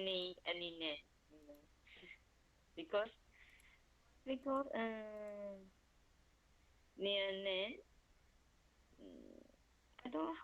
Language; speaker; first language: English; non-native, learner; Chinese